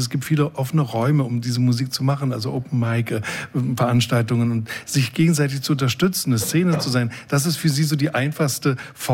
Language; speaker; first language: German; native; German